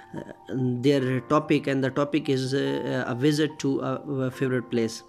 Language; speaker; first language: English; non-native, local second language; Urdu